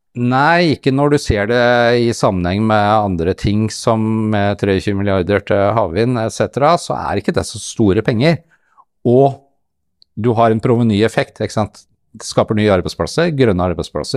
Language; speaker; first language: Norwegian; native; Norwegian